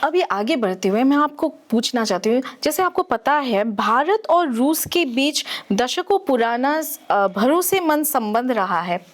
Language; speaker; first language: Hindi; native; Hindi